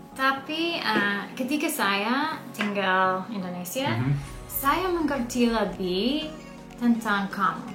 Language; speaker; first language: Indonesian; non-native, learner; English